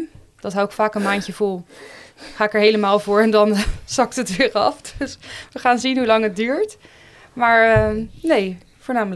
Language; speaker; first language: Dutch; native; Dutch